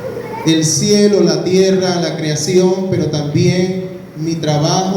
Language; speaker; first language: Spanish; native; Spanish